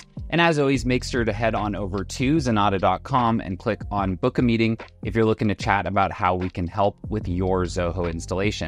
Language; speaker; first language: English; native; English